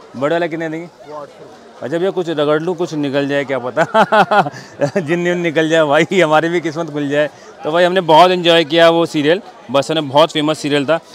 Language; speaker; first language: Hindi; native; Hindi